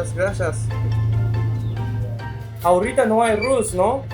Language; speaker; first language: Spanish; non-native, learner; Japanese